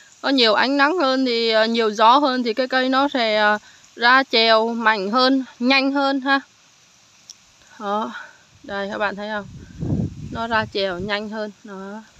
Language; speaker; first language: Vietnamese; native; Vietnamese